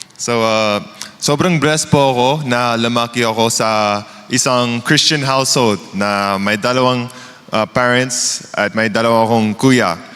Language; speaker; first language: Filipino; early bilingual, other home language; English